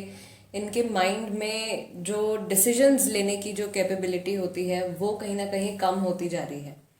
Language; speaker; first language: Hindi; native; Hindi